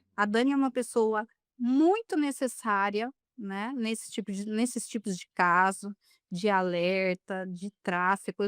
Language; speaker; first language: Portuguese; native; Portuguese